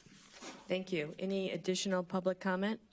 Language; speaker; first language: English; native; English